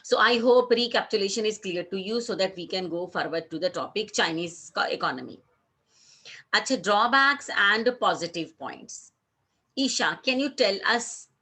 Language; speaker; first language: English; non-native, local second language; Hindi